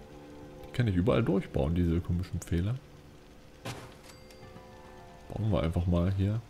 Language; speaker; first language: German; native; German